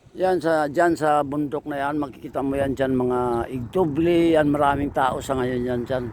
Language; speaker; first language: Filipino; non-native, local second language; Hiligaynon